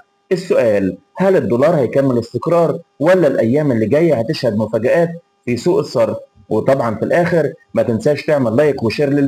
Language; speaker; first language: Arabic; native; Arabic